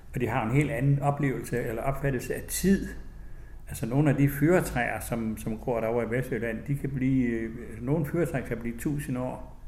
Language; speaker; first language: Danish; native; Danish